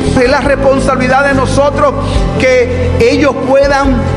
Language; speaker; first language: Spanish; native; Spanish